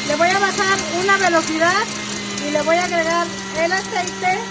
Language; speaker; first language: Spanish; native; Spanish